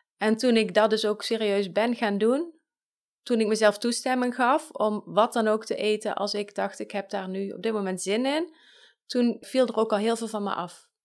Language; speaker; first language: Dutch; native; Dutch